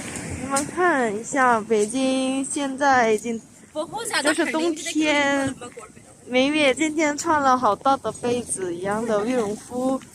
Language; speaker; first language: Chinese; non-native, fluent; Korean